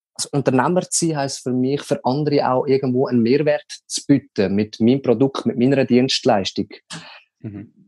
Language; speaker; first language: German; native; German